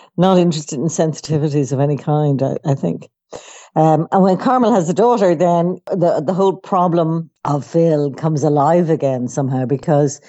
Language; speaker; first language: English; native; English